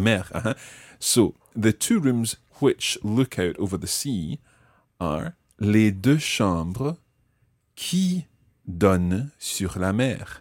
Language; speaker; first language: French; non-native, fluent; English